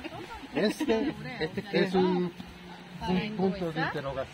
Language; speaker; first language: Spanish; non-native, fluent; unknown